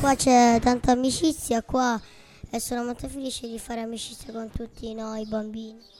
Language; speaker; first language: Italian; early bilingual, other home language; Filipino